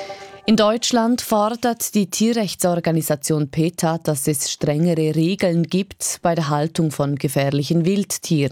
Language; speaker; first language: German; native; German